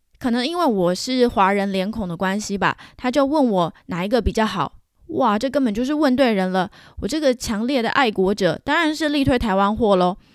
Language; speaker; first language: Chinese; native; Chinese